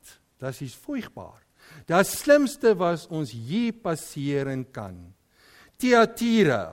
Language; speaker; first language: German; non-native, fluent; Dutch